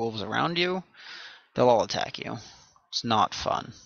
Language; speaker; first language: English; native; English